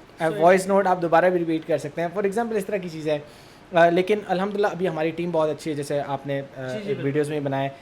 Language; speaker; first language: Urdu; early bilingual, heritage; Urdu